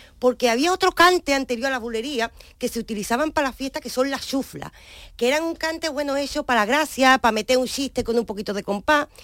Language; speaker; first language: Spanish; native; Spanish